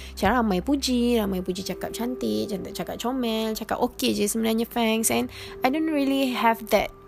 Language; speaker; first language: English; non-native, local second language; Malay